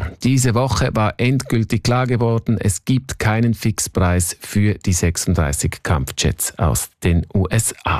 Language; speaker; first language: German; native; German